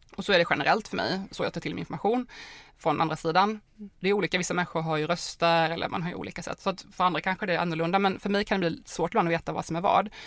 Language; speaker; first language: Swedish; native; Swedish